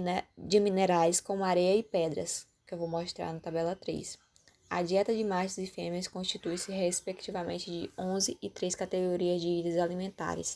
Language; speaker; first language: Portuguese; native; Portuguese